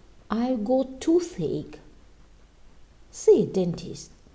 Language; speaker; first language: English; non-native, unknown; Russian